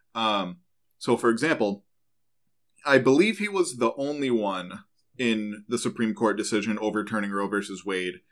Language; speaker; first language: English; native; English